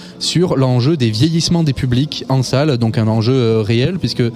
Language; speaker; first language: French; native; French